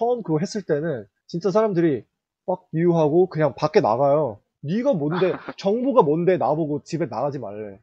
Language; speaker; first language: Korean; early bilingual, heritage; Korean